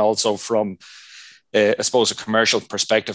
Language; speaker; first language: English; non-native, local second language; Irish